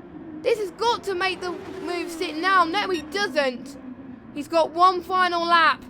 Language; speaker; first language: English; native; English